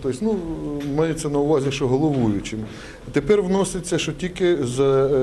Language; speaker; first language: Ukrainian; non-native, local second language; Russian